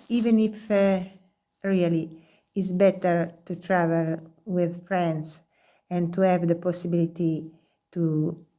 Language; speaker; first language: English; non-native, learner; Italian